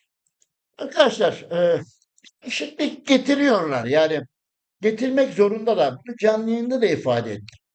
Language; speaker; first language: Turkish; native; Turkish